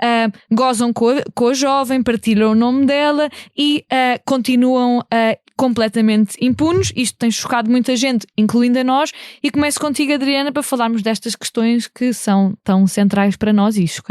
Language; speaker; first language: Portuguese; native; Portuguese